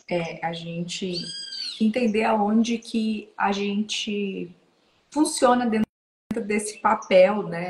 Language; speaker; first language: Portuguese; native; Portuguese